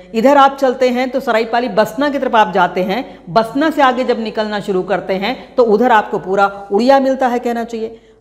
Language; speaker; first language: Hindi; non-native, local second language; Chhattisgarhi